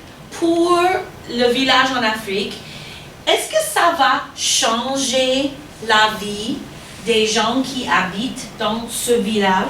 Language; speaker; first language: French; non-native, fluent; English